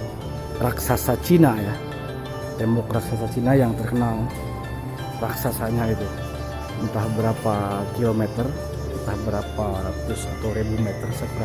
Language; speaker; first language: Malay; non-native, local second language; Sundanese